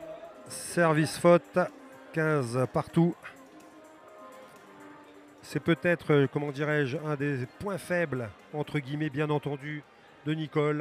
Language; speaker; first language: French; native; French